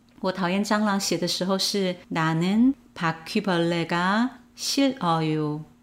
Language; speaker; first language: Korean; non-native, fluent; Chinese